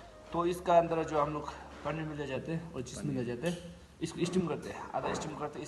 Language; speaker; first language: Hindi; non-native, local second language; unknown